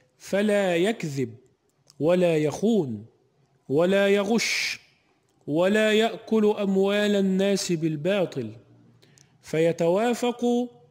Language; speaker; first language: Arabic; native; Arabic